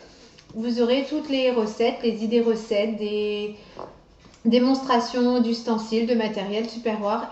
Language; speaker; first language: French; native; French